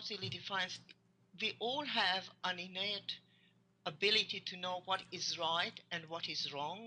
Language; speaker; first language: English; non-native, fluent; Hungarian